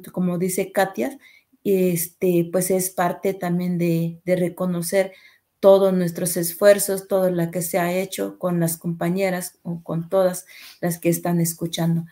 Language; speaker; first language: Spanish; non-native, local second language; Tzeltal